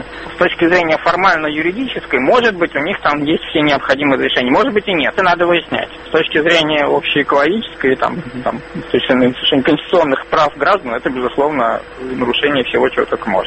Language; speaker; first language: Russian; native; Russian